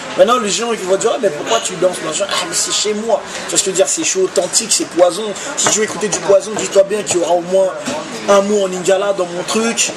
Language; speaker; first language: French; early bilingual, other home language; Lingala